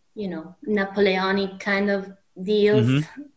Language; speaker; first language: English; non-native, fluent; Italian